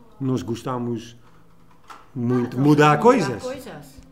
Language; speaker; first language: Portuguese; non-native, learner; Dutch